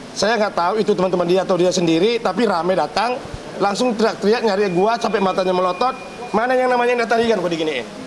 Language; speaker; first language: Indonesian; native; Indonesian